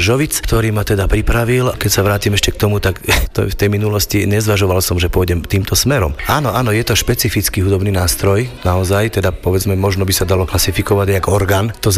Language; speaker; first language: Slovak; native; Slovak